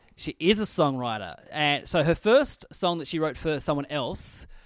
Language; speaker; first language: English; native; English